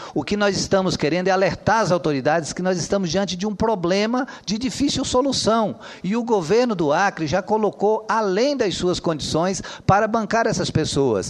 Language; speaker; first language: Portuguese; native; Portuguese